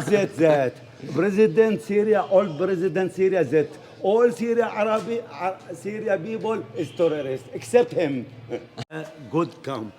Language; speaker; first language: English; non-native, learner; Arabic